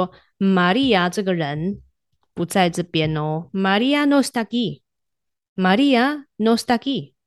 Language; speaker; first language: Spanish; non-native, fluent; Chinese